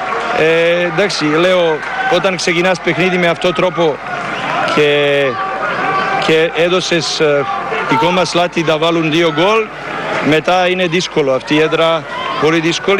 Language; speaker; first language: Greek; non-native, learner; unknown